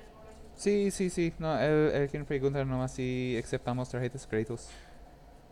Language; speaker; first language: Spanish; non-native, learner; English